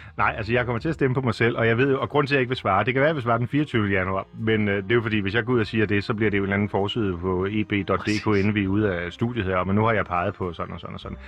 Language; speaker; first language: Danish; native; Danish